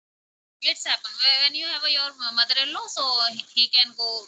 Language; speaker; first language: English; non-native, local second language; Hindi